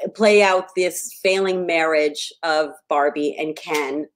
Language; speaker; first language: English; native; English